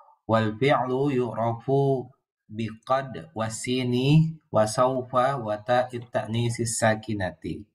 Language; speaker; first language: Arabic; non-native, learner; Indonesian